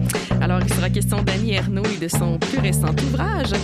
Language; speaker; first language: French; native; French